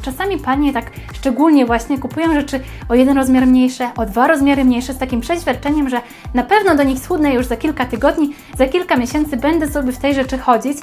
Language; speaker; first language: Polish; native; Polish